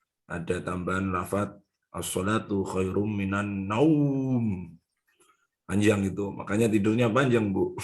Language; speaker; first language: Indonesian; native; Indonesian